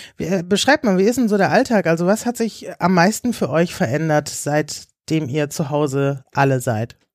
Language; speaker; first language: German; native; German